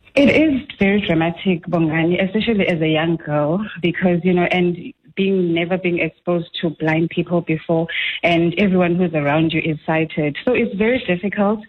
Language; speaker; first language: English; non-native, local second language; Xhosa